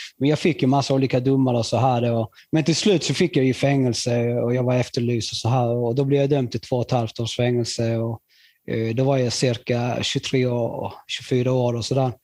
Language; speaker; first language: Swedish; early bilingual, other home language; Spanish